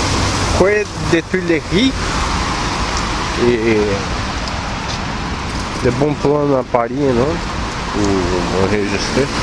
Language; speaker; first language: French; non-native, learner; Portuguese